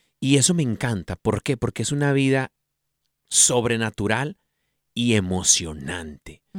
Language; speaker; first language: Spanish; early bilingual, heritage; Spanish